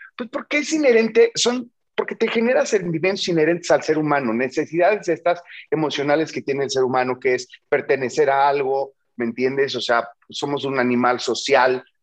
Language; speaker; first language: Spanish; native; Spanish